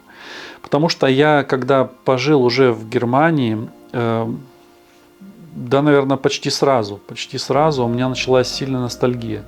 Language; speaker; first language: Russian; native; Russian